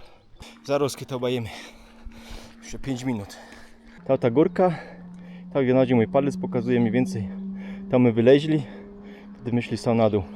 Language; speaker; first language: Polish; non-native, local second language; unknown